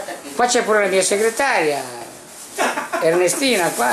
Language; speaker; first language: Italian; native; Italian